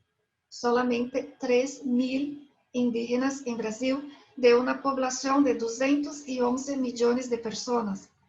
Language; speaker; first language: Spanish; non-native, fluent; Portuguese